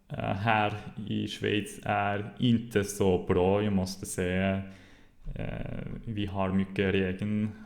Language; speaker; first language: Swedish; non-native, learner; German